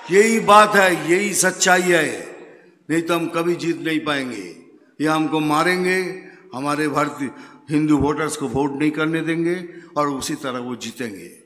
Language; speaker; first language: Hindi; non-native, local second language; Bangla